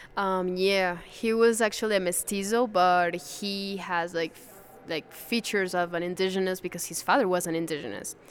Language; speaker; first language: English; non-native, fluent; Spanish